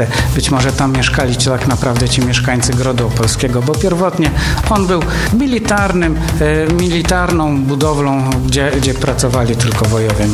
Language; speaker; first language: Polish; native; Polish